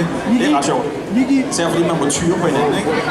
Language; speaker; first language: Danish; native; Danish